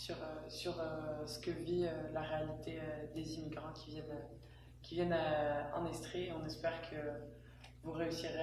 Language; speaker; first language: French; native; French